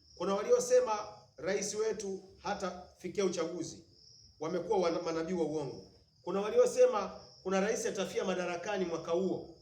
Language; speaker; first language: Swahili; native; Swahili